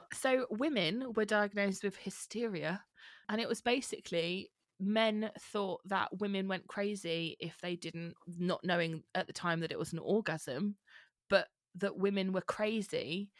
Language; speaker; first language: English; native; English